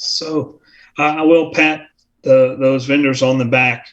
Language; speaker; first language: English; native; English